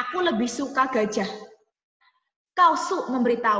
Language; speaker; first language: Indonesian; native; Indonesian